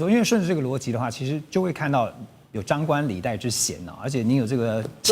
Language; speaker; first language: Chinese; native; Chinese